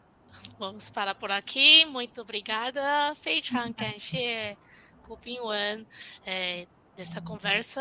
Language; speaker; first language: Portuguese; non-native, fluent; Chinese